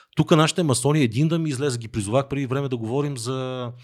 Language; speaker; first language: Bulgarian; native; Bulgarian